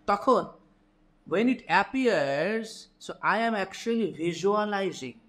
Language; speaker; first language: English; non-native, local second language; Bangla